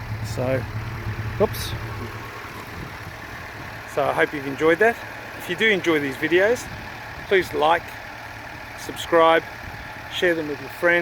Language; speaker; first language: English; native; English